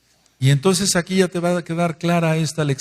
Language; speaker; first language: Spanish; native; Spanish